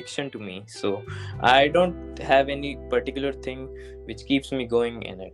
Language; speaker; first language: English; non-native, local second language; Hindi